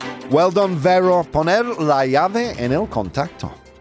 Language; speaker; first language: Spanish; non-native, learner; English